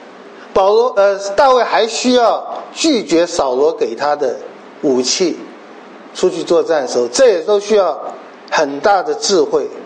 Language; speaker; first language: Chinese; native; Chinese